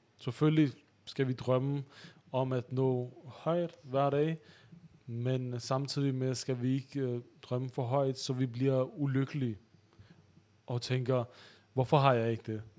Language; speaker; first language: Danish; early bilingual, other home language; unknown